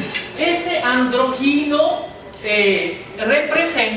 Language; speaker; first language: Spanish; non-native, fluent; Italian